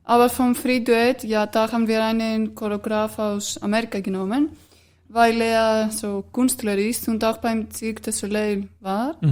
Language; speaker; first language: German; non-native, fluent; Greek